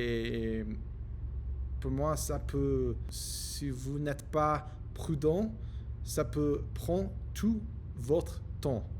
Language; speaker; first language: French; non-native, learner; English